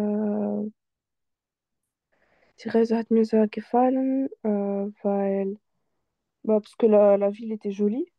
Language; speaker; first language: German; non-native, learner; French